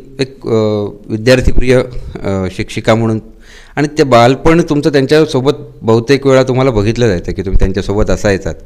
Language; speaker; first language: Marathi; native; Marathi